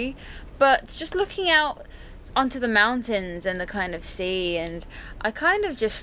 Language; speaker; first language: English; native; English